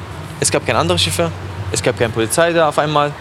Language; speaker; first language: German; non-native, fluent; Arabic